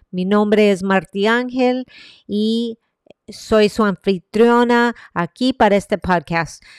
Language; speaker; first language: Spanish; early bilingual, heritage; Spanish